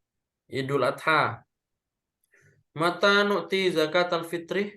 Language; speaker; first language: Arabic; non-native, fluent; Indonesian